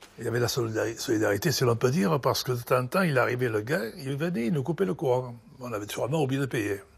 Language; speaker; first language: French; early bilingual, other home language; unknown